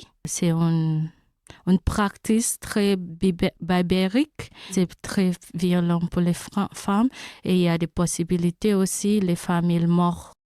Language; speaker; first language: French; non-native, learner; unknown